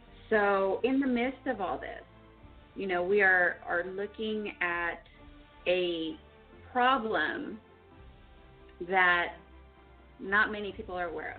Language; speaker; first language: English; early bilingual, other home language; Spanish